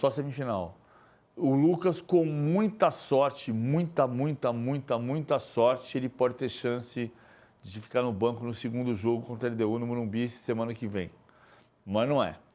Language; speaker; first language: Portuguese; native; Portuguese